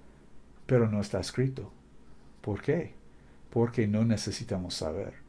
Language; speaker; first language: Spanish; non-native, fluent; English